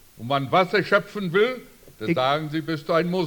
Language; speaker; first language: German; early bilingual, heritage; German